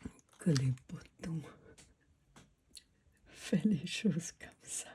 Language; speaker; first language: French; non-native, learner; Chinese